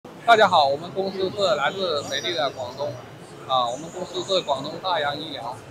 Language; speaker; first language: Chinese; native; Chinese